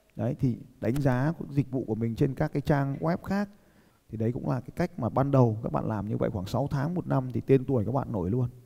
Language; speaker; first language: Vietnamese; native; Vietnamese